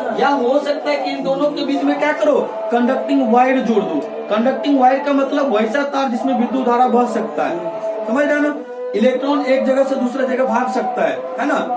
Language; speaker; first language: Hindi; native; Hindi